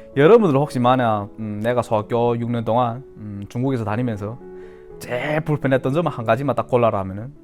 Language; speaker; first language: Korean; early bilingual, heritage; Korean